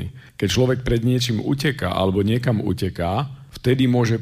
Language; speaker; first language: Slovak; native; Slovak